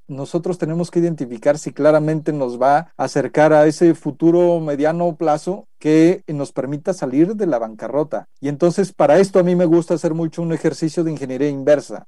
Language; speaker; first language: Spanish; native; Spanish